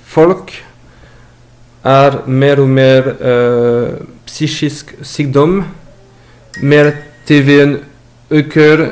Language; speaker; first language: Norwegian; non-native, fluent; French